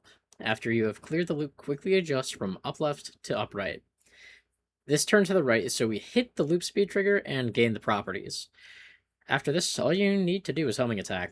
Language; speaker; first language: English; native; English